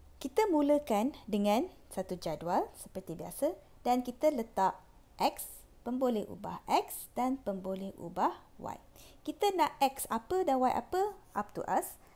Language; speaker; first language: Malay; non-native, local second language; Chinese